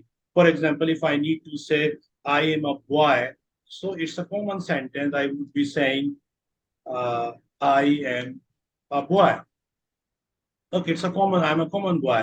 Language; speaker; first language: English; non-native, local second language; Urdu